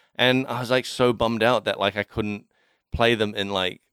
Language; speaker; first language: English; native; English